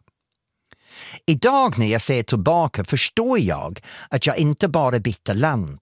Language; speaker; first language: Swedish; non-native, fluent; English